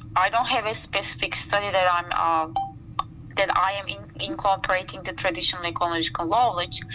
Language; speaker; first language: English; non-native, fluent; Turkish